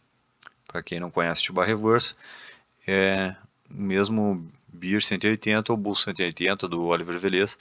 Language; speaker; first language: Portuguese; native; Portuguese